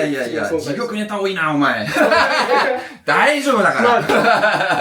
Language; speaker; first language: Japanese; non-native, fluent; English